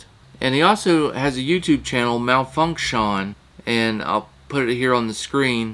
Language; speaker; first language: English; native; English